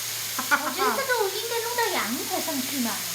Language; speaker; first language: Chinese; native; Chinese